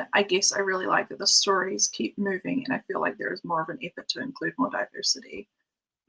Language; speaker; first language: English; native; English